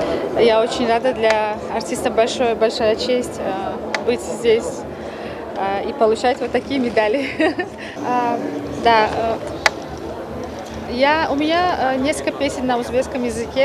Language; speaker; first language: Russian; non-native, local second language; Tajik